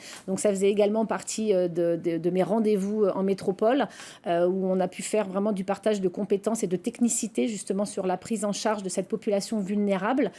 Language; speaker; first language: French; native; French